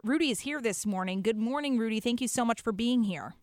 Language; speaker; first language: English; native; English